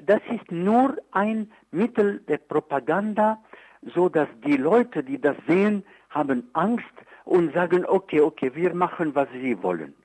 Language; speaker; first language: German; non-native, fluent; Arabic